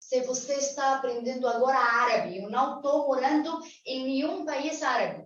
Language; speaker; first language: Portuguese; non-native, fluent; Arabic